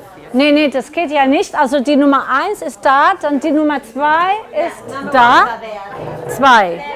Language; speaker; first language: German; non-native, learner; Catalan